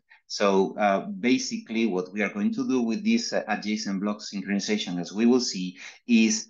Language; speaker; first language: English; non-native, fluent; Spanish